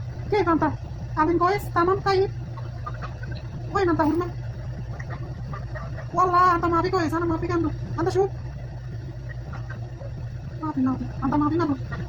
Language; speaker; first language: Arabic; non-native, learner; Bangla